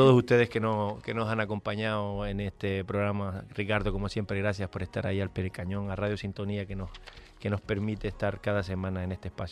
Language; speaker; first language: Spanish; native; Spanish